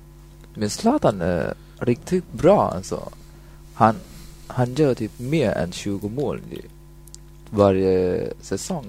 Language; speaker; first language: Swedish; non-native, fluent; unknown